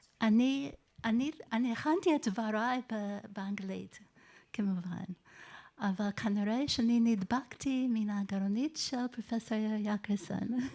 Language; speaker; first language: Hebrew; non-native, fluent; English